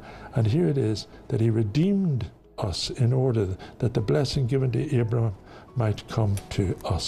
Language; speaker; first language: English; native; English